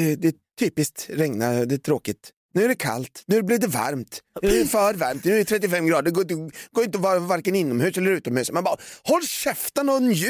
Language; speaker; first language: Swedish; native; Swedish